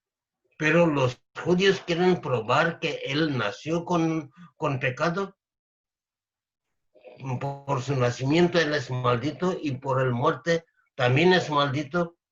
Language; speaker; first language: Spanish; non-native, learner; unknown